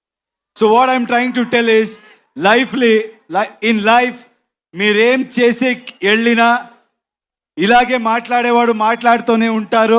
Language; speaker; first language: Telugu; non-native, local second language; Kannada